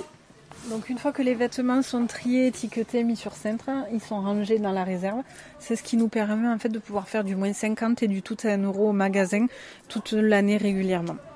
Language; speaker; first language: French; native; French